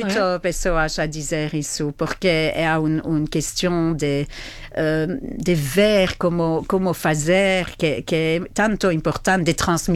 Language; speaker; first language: Portuguese; non-native, fluent; French